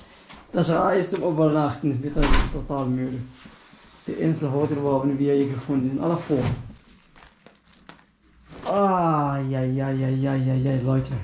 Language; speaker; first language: German; non-native, fluent; Arabic